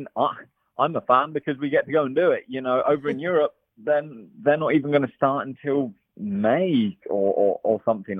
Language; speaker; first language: English; native; English